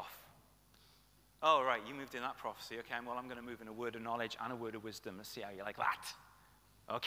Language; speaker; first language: English; native; English